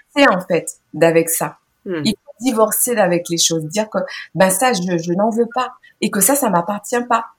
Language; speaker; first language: French; native; French